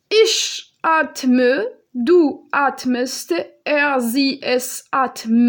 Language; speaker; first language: German; non-native, learner; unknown